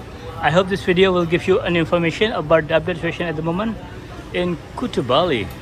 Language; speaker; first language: English; non-native, learner; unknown